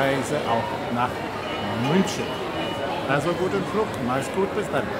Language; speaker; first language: German; non-native, fluent; Polish